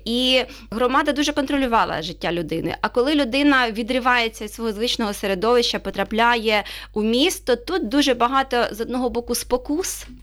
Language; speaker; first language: Ukrainian; native; Ukrainian